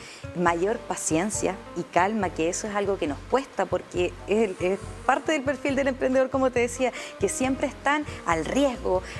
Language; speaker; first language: Spanish; native; Spanish